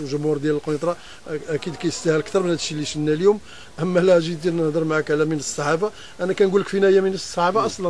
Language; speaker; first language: Arabic; native; Arabic